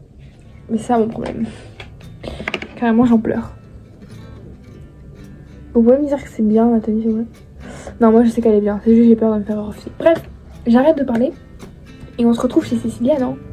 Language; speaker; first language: French; native; French